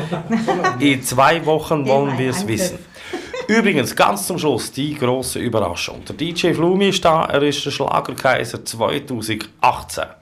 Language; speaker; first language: German; native; German